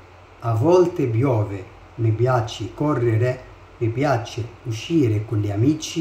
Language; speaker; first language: Italian; non-native, fluent; Arabic